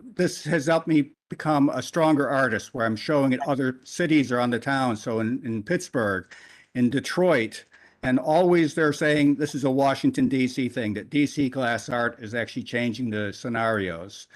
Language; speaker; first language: English; native; English